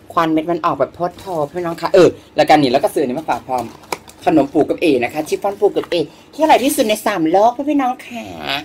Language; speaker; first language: Thai; native; Thai